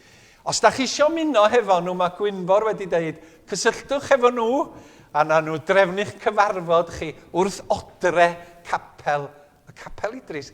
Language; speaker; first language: Welsh; native; Welsh